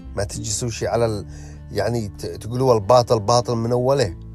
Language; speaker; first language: Arabic; early bilingual, heritage; Arabic